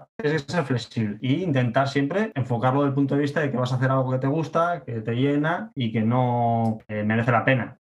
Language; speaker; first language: Spanish; native; Spanish